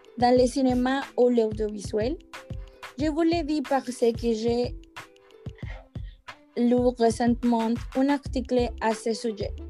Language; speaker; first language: French; non-native, learner; Spanish